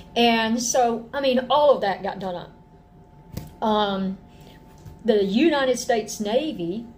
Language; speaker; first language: English; native; English